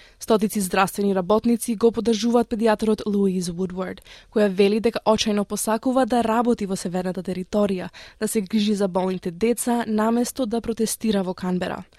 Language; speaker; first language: Macedonian; native; Macedonian